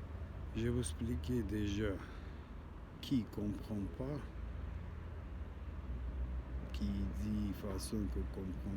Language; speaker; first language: French; non-native, learner; Armenian